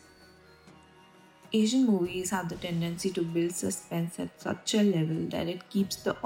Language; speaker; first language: English; non-native, local second language; Hindi